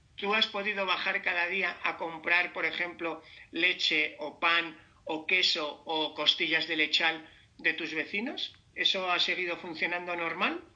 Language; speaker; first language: Spanish; native; Spanish